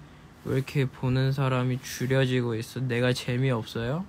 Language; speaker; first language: Korean; non-native, fluent; Chinese